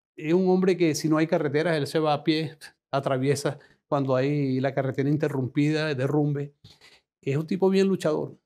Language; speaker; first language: Spanish; native; Spanish